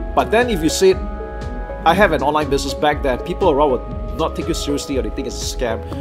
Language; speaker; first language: English; non-native, local second language; Chinese